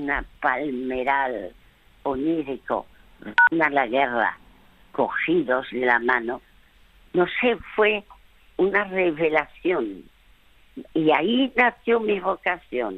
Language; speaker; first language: Spanish; early bilingual, other home language; French